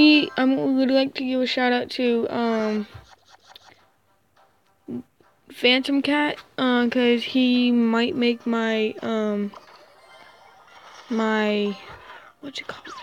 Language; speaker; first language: English; native; English